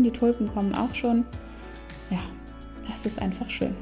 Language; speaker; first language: German; native; German